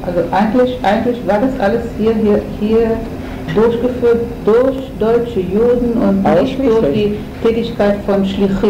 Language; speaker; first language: German; non-native, fluent; Hebrew